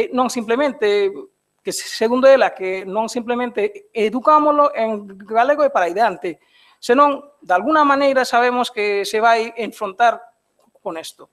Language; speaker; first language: Galician; non-native, fluent; Bangla